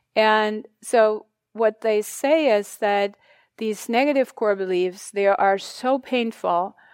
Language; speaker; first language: English; non-native, fluent; German